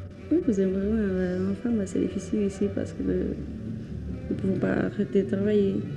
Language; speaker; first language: French; non-native, learner; Spanish